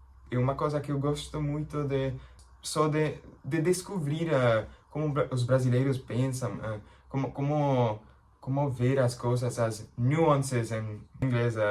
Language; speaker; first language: Portuguese; non-native, learner; English